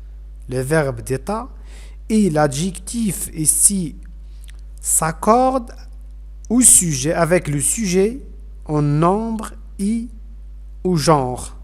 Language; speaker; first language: French; non-native, fluent; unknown